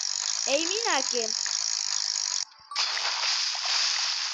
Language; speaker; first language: Finnish; early bilingual, other home language; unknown